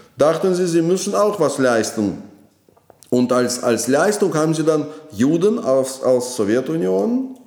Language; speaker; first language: German; non-native, fluent; Russian